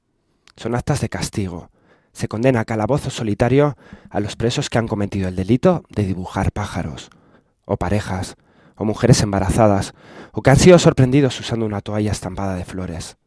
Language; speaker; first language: Spanish; native; Spanish